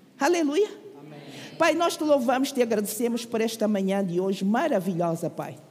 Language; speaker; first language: Portuguese; native; Portuguese